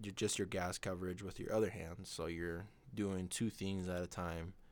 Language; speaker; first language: English; non-native, fluent; Spanish